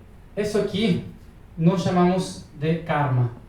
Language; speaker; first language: Portuguese; non-native, learner; Spanish